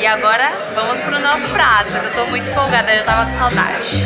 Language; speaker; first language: Portuguese; native; Portuguese